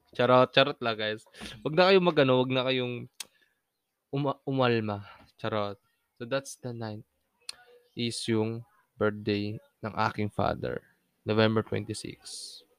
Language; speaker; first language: Filipino; non-native, local second language; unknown